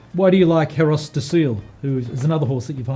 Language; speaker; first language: English; native; English